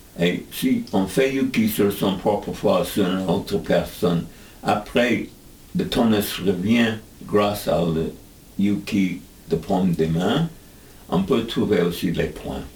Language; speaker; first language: French; non-native, fluent; English